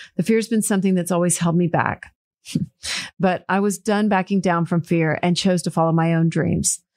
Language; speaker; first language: English; early bilingual, other home language; Portuguese